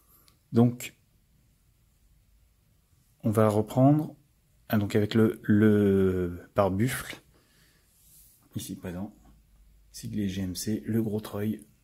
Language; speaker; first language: French; native; French